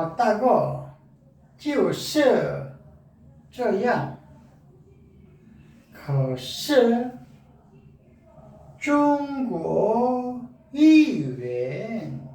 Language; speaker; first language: Chinese; non-native, learner; Korean